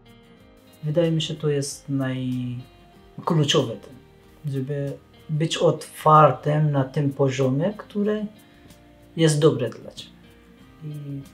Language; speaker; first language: Polish; non-native, learner; Persian